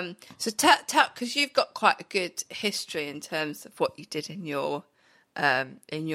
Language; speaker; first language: English; native; English